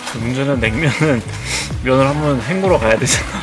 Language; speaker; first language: Korean; native; Korean